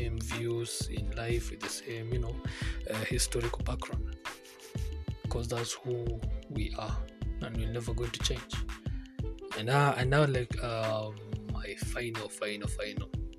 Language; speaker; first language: English; non-native, local second language; Kikuyu